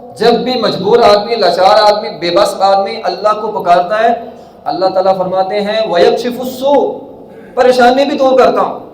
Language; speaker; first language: Urdu; non-native, local second language; Punjabi